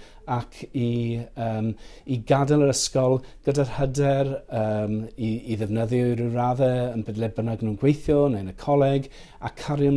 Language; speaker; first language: Welsh; non-native, fluent; English